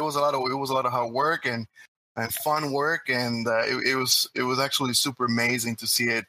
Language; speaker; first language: English; non-native, fluent; Spanish